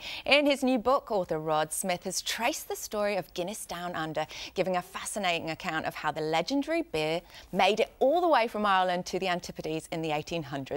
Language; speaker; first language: English; native; English